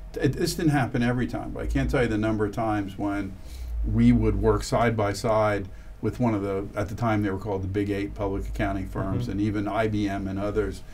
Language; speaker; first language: English; native; English